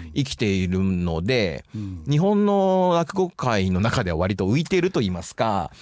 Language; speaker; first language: Japanese; native; Japanese